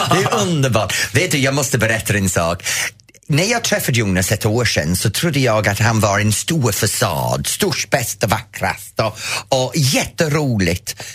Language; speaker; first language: Swedish; non-native, fluent; English